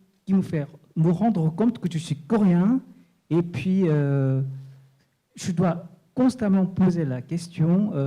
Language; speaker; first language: French; non-native, fluent; Korean